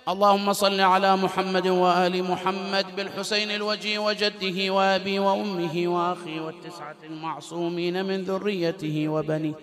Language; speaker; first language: Arabic; native; Arabic